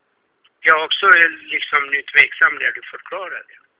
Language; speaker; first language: Swedish; non-native, fluent; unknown